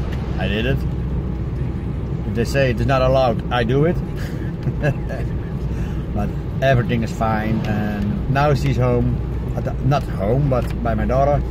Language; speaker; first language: English; non-native, learner; Dutch